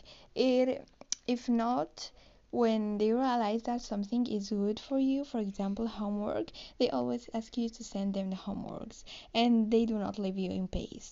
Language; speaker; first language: English; non-native, learner; Spanish